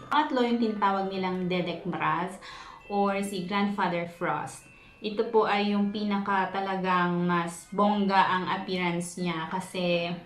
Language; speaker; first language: Filipino; non-native, local second language; Iloko